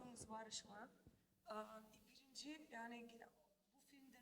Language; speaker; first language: Turkish; non-native, learner; Macedonian